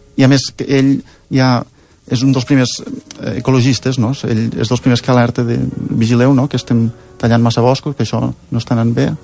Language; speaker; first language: Catalan; native; Catalan